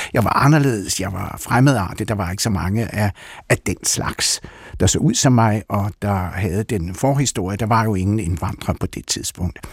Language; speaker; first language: Danish; early bilingual, other home language; Russian